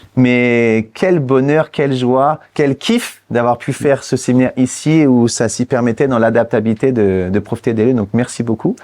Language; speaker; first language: French; native; French